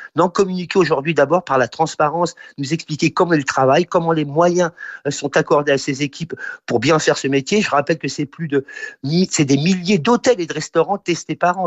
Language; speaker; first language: French; native; French